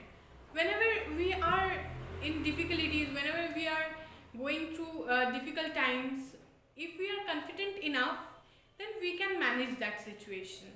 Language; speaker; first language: English; non-native, local second language; Bangla